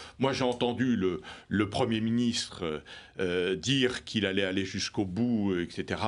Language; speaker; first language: French; native; French